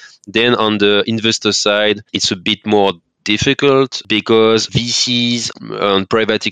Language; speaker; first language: English; non-native, fluent; French